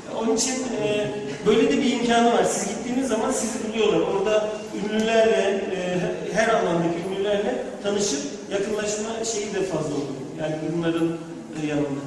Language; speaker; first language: Turkish; native; Turkish